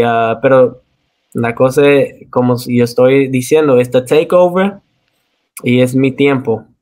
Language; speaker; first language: Spanish; early bilingual, heritage; Spanish